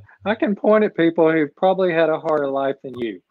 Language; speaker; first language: English; native; English